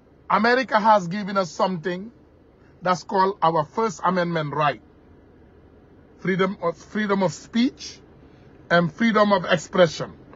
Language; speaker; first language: English; non-native, fluent; Wolof